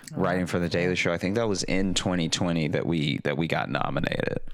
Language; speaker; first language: English; native; English